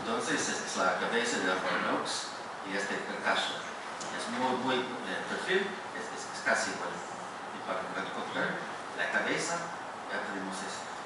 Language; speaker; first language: Spanish; non-native, fluent; English